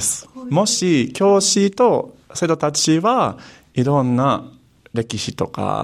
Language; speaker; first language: Japanese; non-native, fluent; English